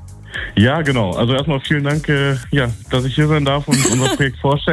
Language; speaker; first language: German; native; German